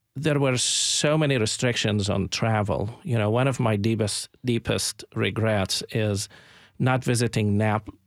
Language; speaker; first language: English; non-native, fluent; Arabic